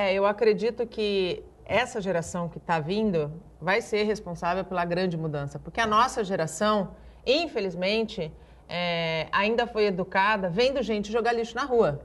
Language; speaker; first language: Portuguese; native; Portuguese